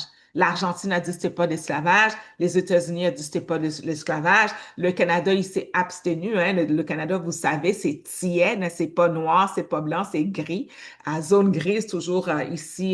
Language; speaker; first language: French; native; French